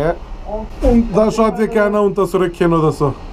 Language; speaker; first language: German; native; German